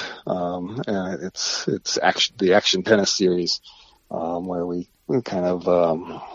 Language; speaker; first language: English; native; English